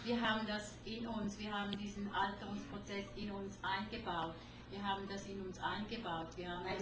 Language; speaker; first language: German; non-native, fluent; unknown